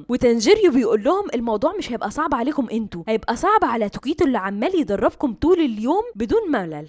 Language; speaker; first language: Arabic; native; Arabic